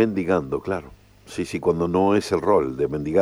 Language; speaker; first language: Spanish; native; Spanish